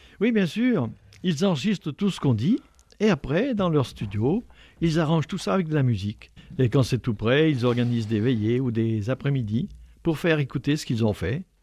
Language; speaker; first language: French; native; French